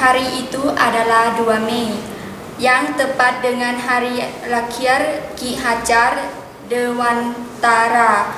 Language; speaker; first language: Indonesian; non-native, learner; Lao